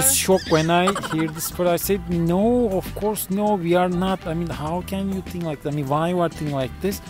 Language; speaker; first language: English; non-native, fluent; Turkish